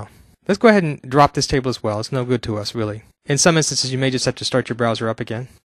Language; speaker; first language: English; native; English